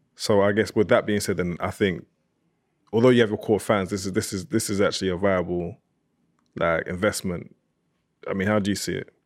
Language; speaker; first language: English; early bilingual, other home language; Yoruba